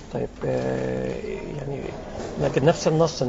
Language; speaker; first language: Arabic; native; Arabic